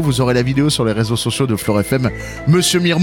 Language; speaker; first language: French; native; French